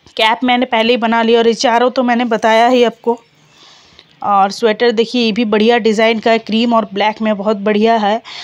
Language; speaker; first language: Hindi; non-native, local second language; Bangla